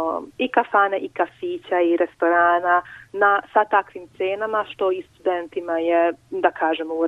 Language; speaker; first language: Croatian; non-native, local second language; Hungarian